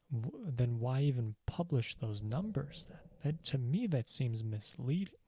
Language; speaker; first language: English; native; English